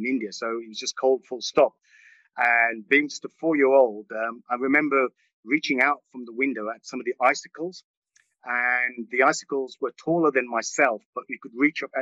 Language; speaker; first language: English; early bilingual, other home language; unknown